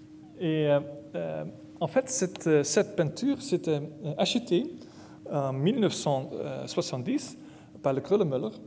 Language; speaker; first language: French; non-native, learner; Dutch